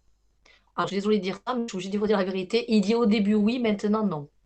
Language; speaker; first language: French; native; French